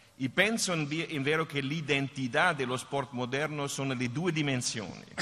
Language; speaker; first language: Italian; non-native, fluent; German